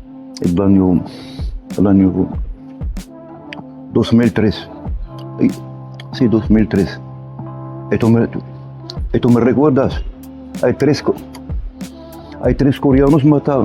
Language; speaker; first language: Spanish; non-native, learner; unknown